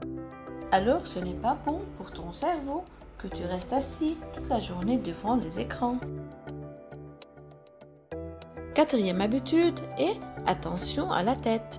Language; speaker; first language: French; non-native, fluent; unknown